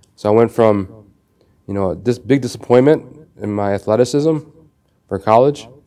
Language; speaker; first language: English; native; English